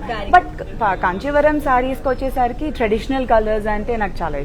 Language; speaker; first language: Telugu; non-native, local second language; Tamil